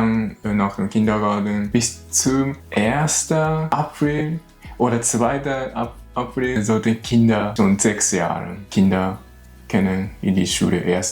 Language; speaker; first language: German; non-native, learner; Japanese